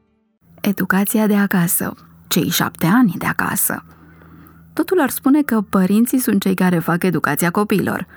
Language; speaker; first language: Romanian; native; Romanian